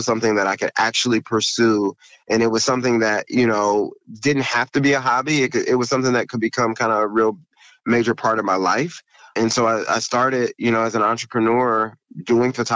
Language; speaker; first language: English; native; English